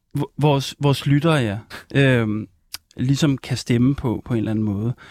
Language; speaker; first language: Danish; native; Danish